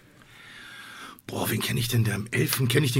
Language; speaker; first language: German; native; German